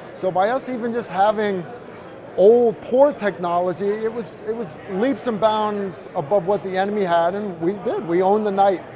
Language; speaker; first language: English; native; English